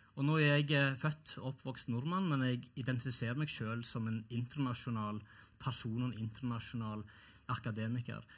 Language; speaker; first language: Norwegian; early bilingual, other home language; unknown